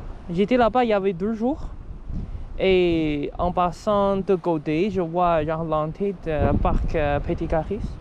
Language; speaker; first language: French; early bilingual, other home language; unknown